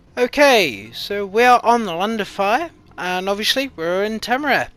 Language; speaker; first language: English; native; English